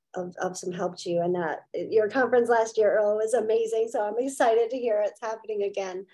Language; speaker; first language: English; native; English